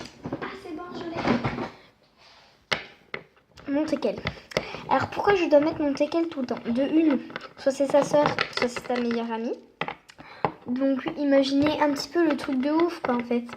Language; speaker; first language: French; native; French